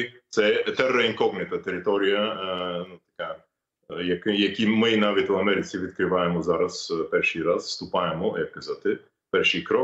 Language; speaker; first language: Ukrainian; non-native, fluent; English